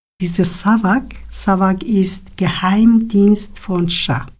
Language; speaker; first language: German; non-native, learner; Kurdish